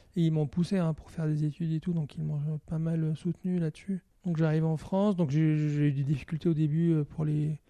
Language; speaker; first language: French; non-native, local second language; Arabic